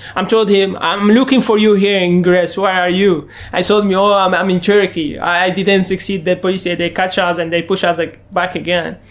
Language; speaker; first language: English; non-native, fluent; Arabic